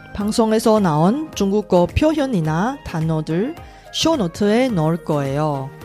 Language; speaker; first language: Korean; non-native, fluent; Chinese